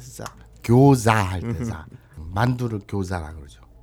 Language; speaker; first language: Korean; native; Korean